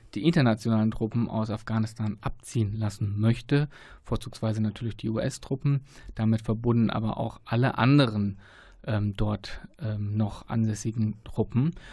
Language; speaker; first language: German; native; German